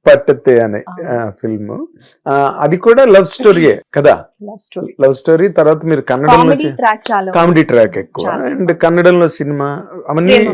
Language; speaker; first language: Telugu; native; Telugu